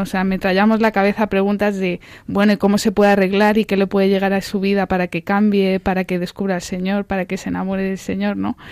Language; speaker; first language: Spanish; native; Spanish